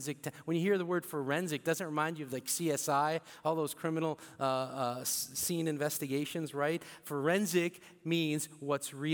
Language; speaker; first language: English; early bilingual, other home language; Bikol